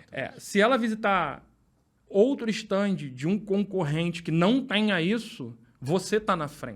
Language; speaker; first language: Portuguese; native; Portuguese